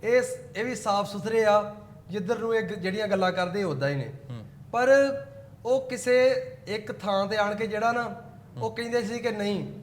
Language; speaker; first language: Punjabi; native; Punjabi